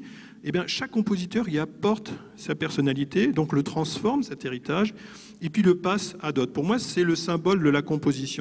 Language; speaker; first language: French; native; French